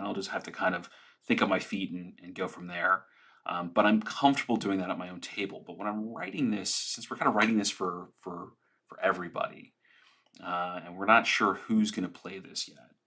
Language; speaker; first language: English; native; English